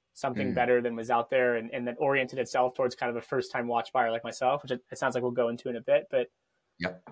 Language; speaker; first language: English; native; English